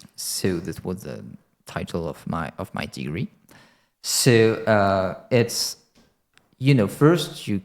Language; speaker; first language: English; non-native, fluent; French